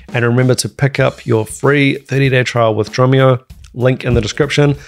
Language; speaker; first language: English; native; English